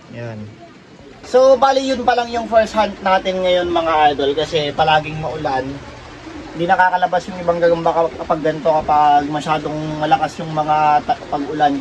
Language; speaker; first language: Filipino; non-native, local second language; Iloko